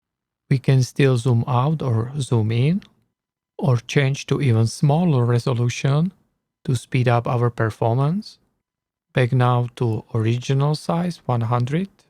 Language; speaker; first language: English; non-native, learner; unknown